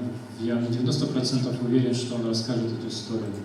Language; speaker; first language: Russian; native; Russian